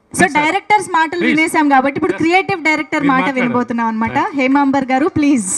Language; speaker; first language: Telugu; native; Telugu